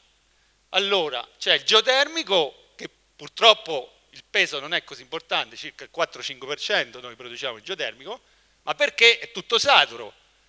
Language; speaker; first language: Italian; native; Italian